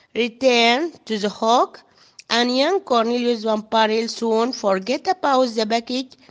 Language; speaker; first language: English; non-native, fluent; Arabic